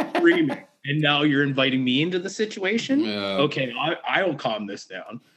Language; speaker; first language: English; native; English